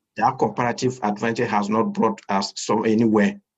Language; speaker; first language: English; non-native, fluent; French